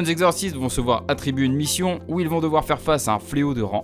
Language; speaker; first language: French; native; French